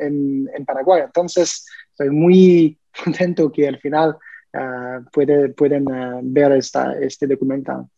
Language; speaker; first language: Spanish; non-native, learner; French